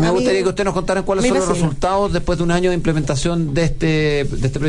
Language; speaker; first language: Spanish; native; Spanish